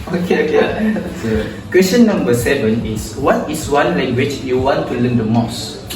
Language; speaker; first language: English; non-native, local second language; Malay